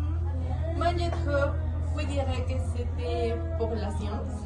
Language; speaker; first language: French; non-native, learner; Spanish